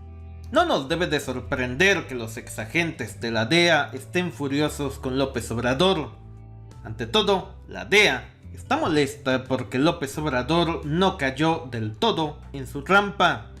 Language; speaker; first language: Spanish; native; Spanish